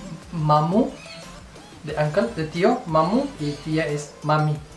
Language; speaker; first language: Spanish; non-native, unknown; Urdu